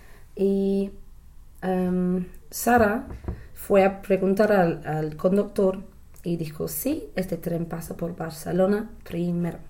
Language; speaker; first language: Spanish; non-native, learner; English